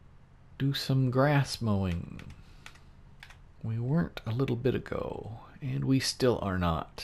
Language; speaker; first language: English; native; English